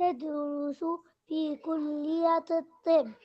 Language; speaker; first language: Arabic; non-native, learner; English